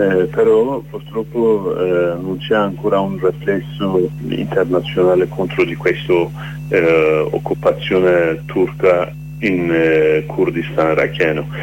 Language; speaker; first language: Italian; non-native, learner; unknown